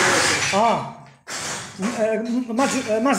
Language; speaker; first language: Spanish; non-native, learner; Polish